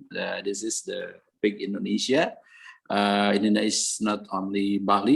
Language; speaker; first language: English; non-native, learner; Indonesian